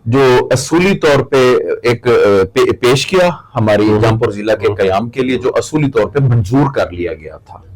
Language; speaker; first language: Urdu; non-native, local second language; Saraiki